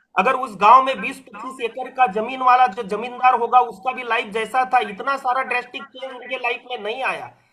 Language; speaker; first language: Hindi; non-native, local second language; Marathi